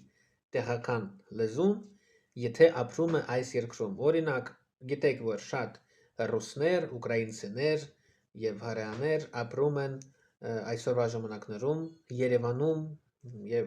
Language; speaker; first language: Armenian; non-native, fluent; Russian